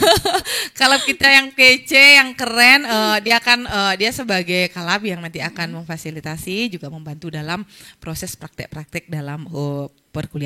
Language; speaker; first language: Indonesian; native; Indonesian